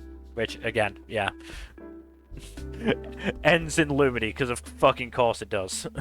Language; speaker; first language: English; native; English